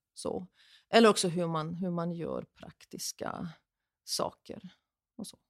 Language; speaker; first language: Swedish; non-native, fluent; German